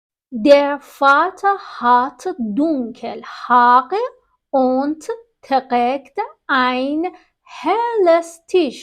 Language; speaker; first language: German; non-native, fluent; Persian